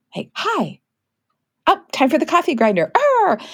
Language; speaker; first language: English; native; English